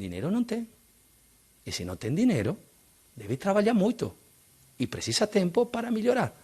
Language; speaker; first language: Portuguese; non-native, learner; Spanish